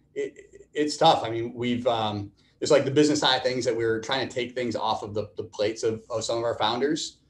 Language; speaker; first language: English; native; English